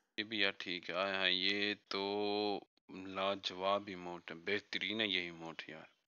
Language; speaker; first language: Urdu; non-native, local second language; Punjabi